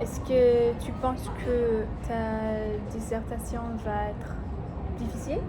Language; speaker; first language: French; non-native, learner; English